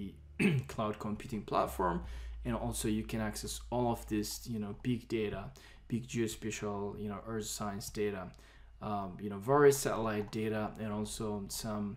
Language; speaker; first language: English; non-native, fluent; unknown